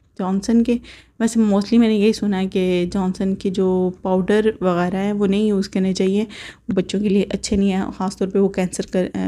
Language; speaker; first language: Urdu; native; Urdu